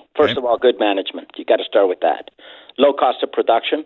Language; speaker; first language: English; non-native, fluent; Spanish